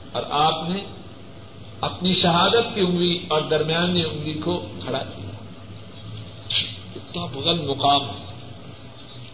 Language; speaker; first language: Urdu; non-native, local second language; Punjabi